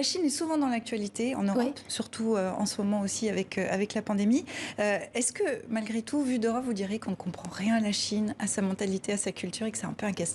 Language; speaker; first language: French; native; French